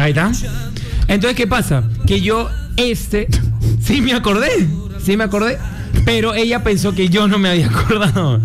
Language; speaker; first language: Spanish; native; Spanish